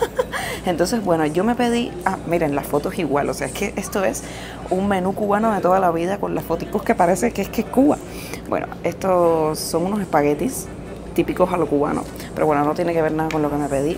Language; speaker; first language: Spanish; native; Spanish